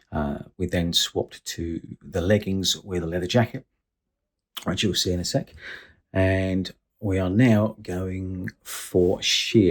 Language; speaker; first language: English; native; English